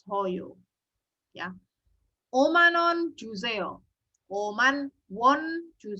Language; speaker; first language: Korean; non-native, fluent; Indonesian